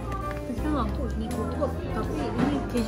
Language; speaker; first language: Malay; non-native, fluent; Japanese